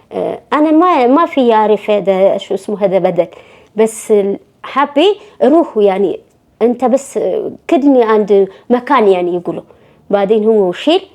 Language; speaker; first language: Arabic; non-native, learner; Amharic